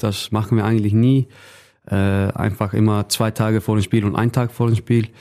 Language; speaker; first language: German; non-native, fluent; Icelandic